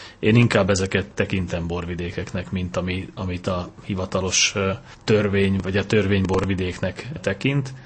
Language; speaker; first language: Hungarian; native; Hungarian